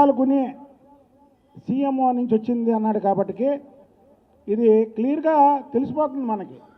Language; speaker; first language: Telugu; native; Telugu